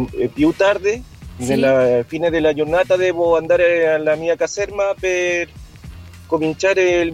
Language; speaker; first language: Italian; non-native, learner; Spanish